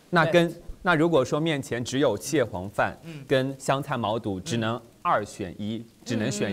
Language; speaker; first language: Chinese; native; Chinese